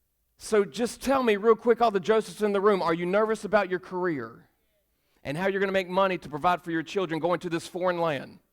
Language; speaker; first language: English; native; English